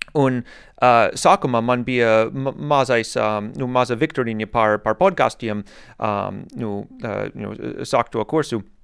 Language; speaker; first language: Latvian; non-native, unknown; English